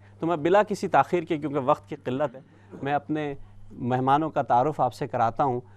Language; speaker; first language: Urdu; native; Urdu